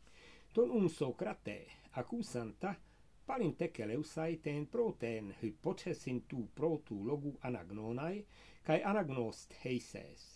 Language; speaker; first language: Greek; non-native, fluent; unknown